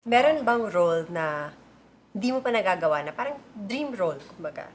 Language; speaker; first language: Filipino; native; Filipino